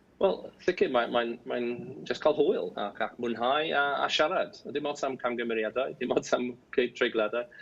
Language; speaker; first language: Welsh; non-native, local second language; English